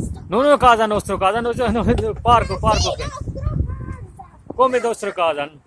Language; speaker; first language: Italian; non-native, learner; Urdu